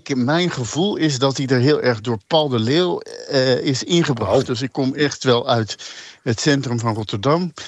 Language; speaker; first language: Dutch; native; Dutch